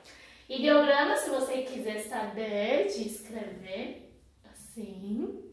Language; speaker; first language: Portuguese; non-native, fluent; Chinese